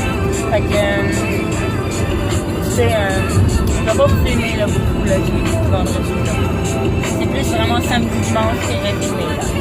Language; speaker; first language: French; native; French